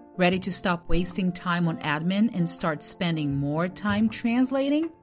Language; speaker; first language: English; non-native, fluent; Portuguese